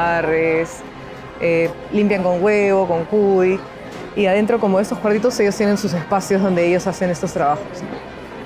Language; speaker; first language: Spanish; native; Spanish